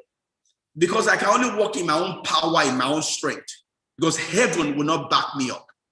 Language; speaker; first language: English; non-native, local second language; Yoruba